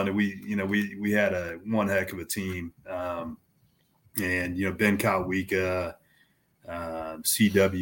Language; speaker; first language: English; native; English